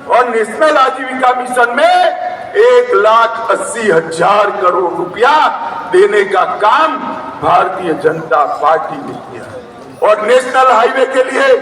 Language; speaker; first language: Hindi; non-native, local second language; Gujarati